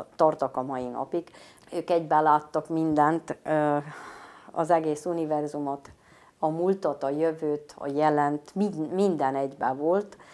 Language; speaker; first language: Hungarian; native; Hungarian